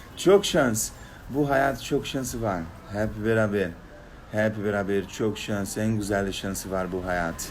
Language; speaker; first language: Turkish; non-native, learner; Portuguese